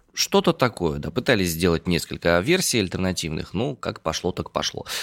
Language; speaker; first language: Russian; native; Russian